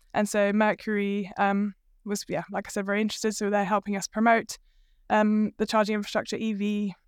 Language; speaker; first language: English; native; English